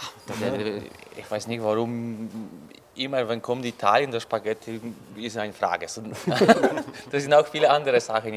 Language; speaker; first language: German; non-native, learner; Polish